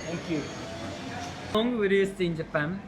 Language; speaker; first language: English; non-native, learner; Japanese